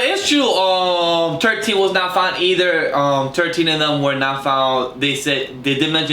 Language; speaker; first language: English; native; English